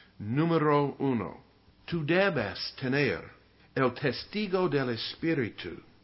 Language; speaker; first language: Spanish; non-native, learner; English